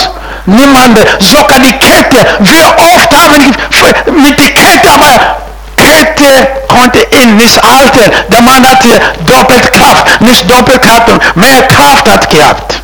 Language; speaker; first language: German; non-native, fluent; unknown